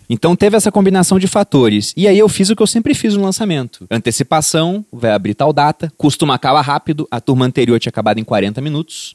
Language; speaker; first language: Portuguese; native; Portuguese